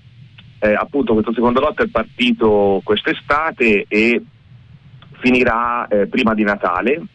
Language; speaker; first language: Italian; native; Italian